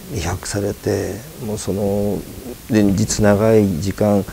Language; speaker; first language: Japanese; native; Japanese